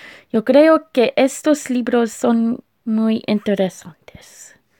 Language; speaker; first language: Spanish; non-native, learner; English